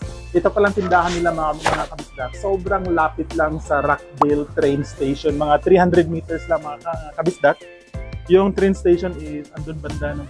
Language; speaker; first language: Filipino; non-native, local second language; Cebuano